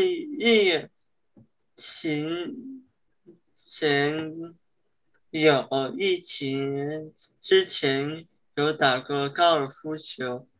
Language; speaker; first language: Chinese; early bilingual, heritage; English